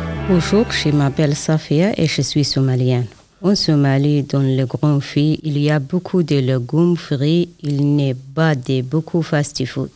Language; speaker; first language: French; non-native, learner; Somali